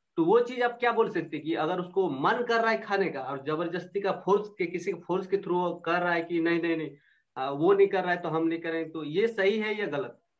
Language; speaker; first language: Hindi; native; Hindi